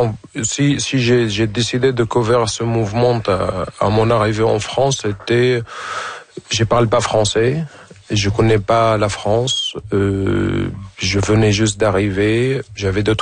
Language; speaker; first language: French; non-native, fluent; Arabic